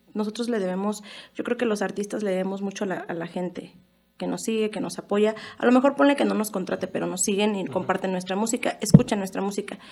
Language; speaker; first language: Spanish; native; Spanish